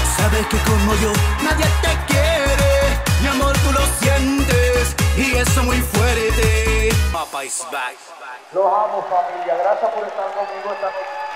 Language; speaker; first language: Spanish; native; Spanish